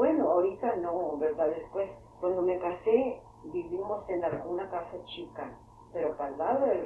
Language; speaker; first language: Spanish; early bilingual, heritage; Spanish